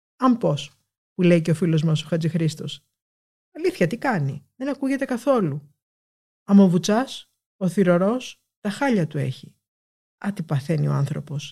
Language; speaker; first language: Greek; native; Greek